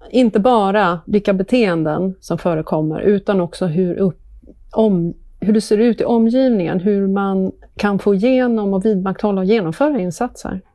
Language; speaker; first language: Swedish; native; Swedish